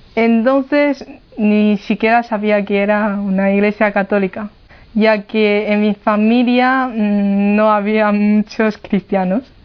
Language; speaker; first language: Spanish; non-native, fluent; Chinese